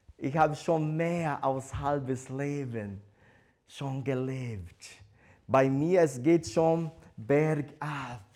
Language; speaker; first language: German; non-native, fluent; Portuguese